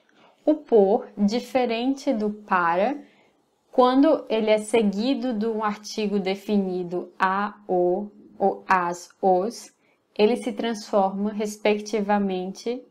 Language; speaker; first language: Portuguese; non-native, fluent; English